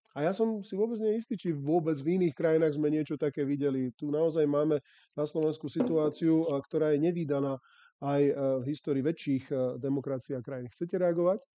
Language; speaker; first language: Slovak; native; Slovak